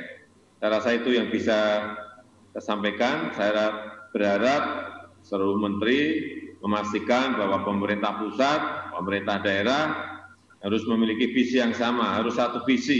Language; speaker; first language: Indonesian; non-native, local second language; Javanese